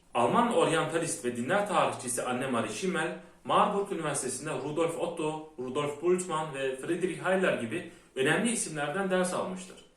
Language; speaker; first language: Turkish; early bilingual, heritage; Turkish